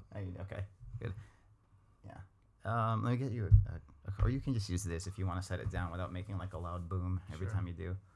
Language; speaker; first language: English; native; English